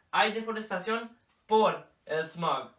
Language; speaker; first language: Spanish; non-native, learner; English